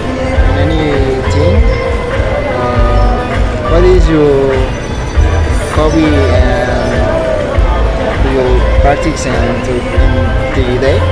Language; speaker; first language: English; non-native, learner; Spanish